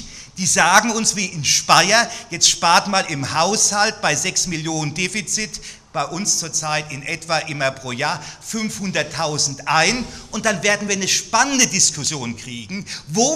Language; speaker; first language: German; native; German